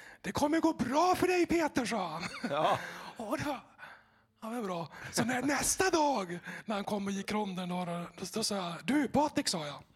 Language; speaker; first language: Swedish; native; Swedish